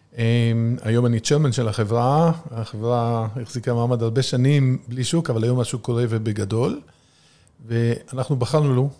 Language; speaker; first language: Hebrew; native; Hebrew